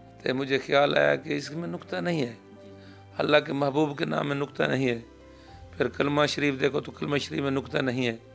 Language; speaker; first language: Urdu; non-native, local second language; Saraiki